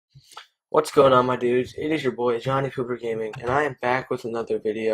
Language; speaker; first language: English; native; English